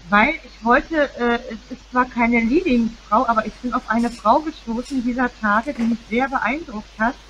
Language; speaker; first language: German; native; German